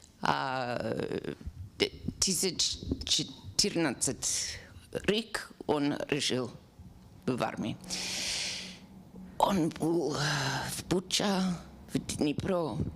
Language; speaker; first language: Ukrainian; non-native, learner; English